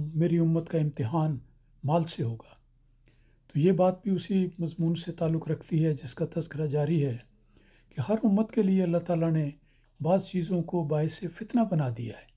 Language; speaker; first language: Urdu; native; Urdu